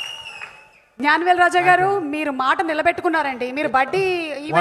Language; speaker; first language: Telugu; native; Telugu